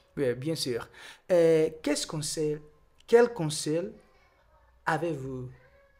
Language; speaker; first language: French; non-native, fluent; Portuguese